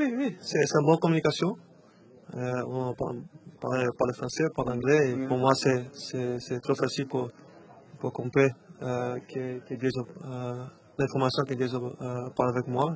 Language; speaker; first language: French; non-native, learner; Portuguese